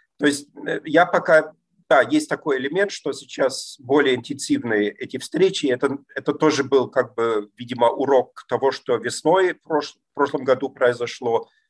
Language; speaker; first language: Russian; non-native, fluent; German